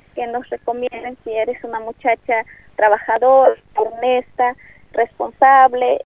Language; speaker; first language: Spanish; non-native, local second language; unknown